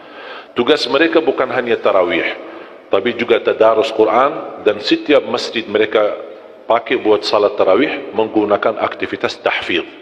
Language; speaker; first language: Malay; non-native, fluent; Arabic